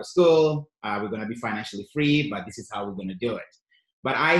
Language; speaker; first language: English; non-native, local second language; Shona